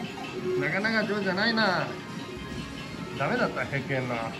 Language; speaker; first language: Japanese; non-native, fluent; Hindi